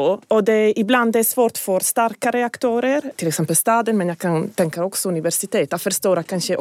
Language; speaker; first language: Swedish; non-native, fluent; Italian